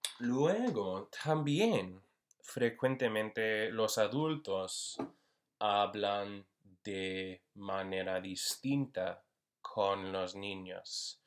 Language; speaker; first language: Spanish; non-native, fluent; English